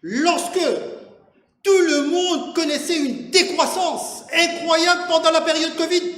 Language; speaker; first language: French; non-native, local second language; Morisyen